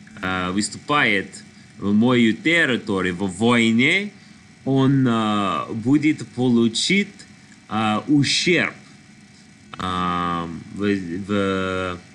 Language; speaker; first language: Russian; non-native, learner; English